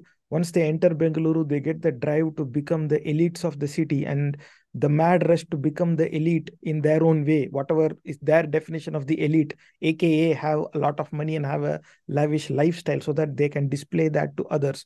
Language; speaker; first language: English; non-native, local second language; Tamil